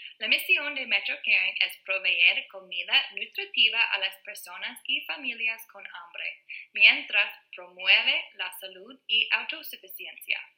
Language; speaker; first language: Spanish; non-native, learner; English